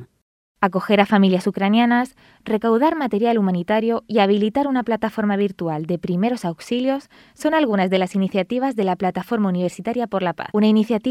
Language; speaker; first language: Spanish; native; Spanish